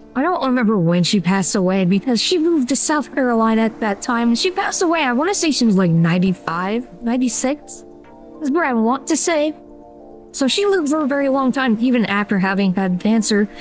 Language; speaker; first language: English; native; English